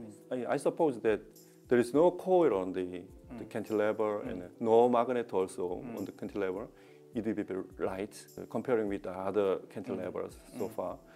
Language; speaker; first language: English; non-native, learner; Korean